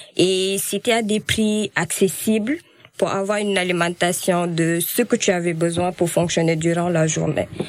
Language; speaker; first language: French; non-native, local second language; Wolof